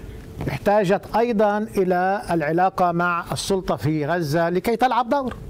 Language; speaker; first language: Arabic; native; Arabic